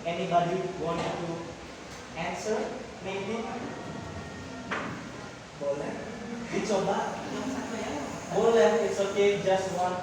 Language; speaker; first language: English; non-native, learner; Indonesian